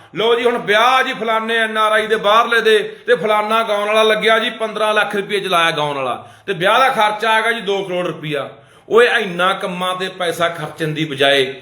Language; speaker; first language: Punjabi; native; Punjabi